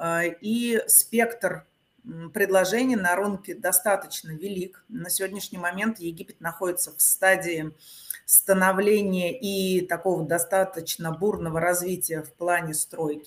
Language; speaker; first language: Russian; native; Russian